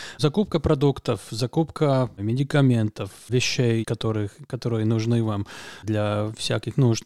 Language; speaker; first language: Russian; non-native, local second language; Latvian